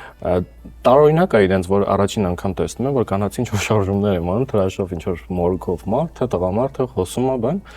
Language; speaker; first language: Armenian; native; Armenian